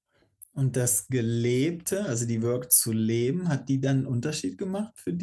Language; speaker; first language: German; native; German